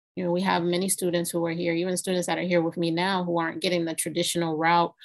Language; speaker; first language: English; native; English